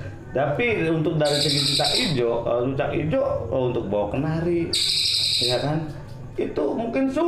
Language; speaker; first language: Indonesian; non-native, local second language; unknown